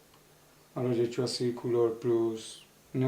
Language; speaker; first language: French; non-native, learner; Spanish